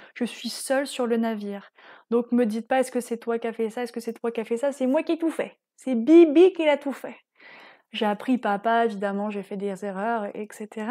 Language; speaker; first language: French; native; French